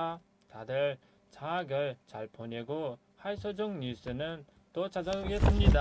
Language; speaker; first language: Korean; non-native, fluent; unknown